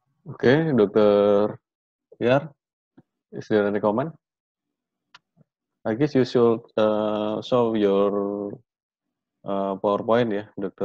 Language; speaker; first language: English; non-native, learner; Indonesian